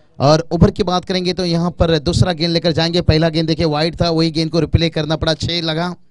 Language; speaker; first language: Hindi; non-native, local second language; Marathi